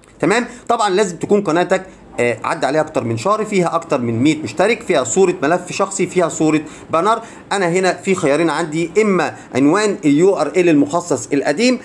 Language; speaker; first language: Arabic; native; Arabic